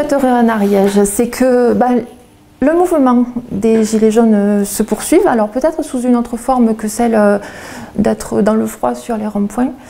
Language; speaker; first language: French; native; French